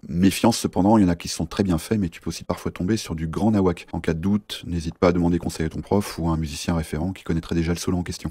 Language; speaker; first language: French; native; French